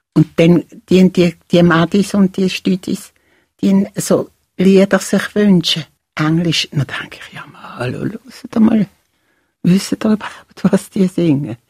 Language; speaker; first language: German; native; German